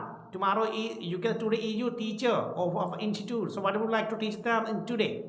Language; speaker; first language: English; non-native, local second language; Hindi